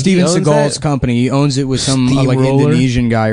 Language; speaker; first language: English; native; English